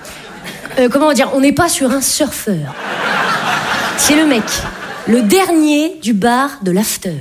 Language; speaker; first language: French; native; French